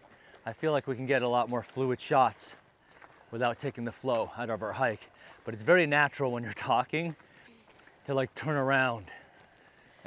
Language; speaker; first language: English; native; English